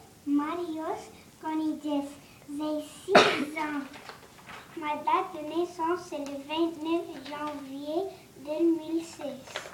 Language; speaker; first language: French; non-native, learner; English